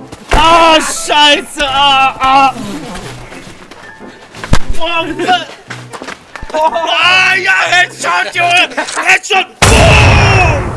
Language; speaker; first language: German; native; German